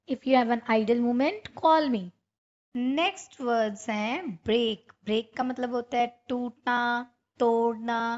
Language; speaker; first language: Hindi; non-native, local second language; Punjabi